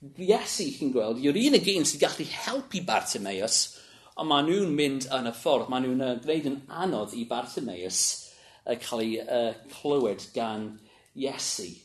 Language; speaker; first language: Welsh; non-native, local second language; English